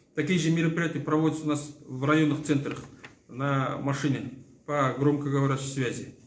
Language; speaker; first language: Russian; non-native, local second language; Kazakh